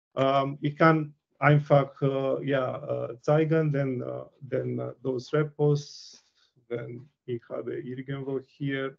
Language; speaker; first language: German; non-native, learner; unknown